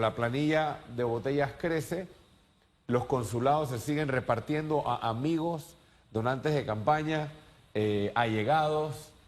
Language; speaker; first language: Spanish; native; Spanish